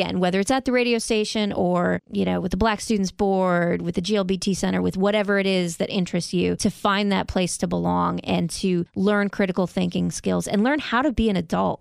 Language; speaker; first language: English; native; English